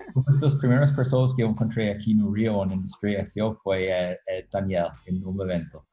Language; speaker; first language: Portuguese; non-native, fluent; English